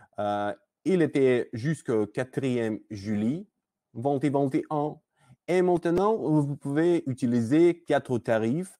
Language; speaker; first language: French; non-native, learner; Russian